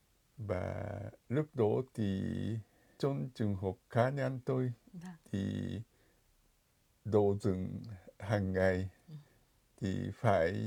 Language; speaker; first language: Vietnamese; non-native, fluent; Japanese